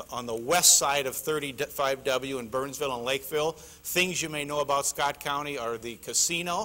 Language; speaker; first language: English; native; English